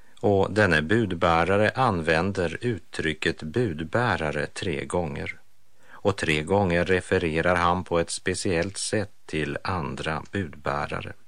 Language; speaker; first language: Swedish; native; Swedish